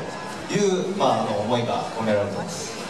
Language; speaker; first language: Japanese; native; Japanese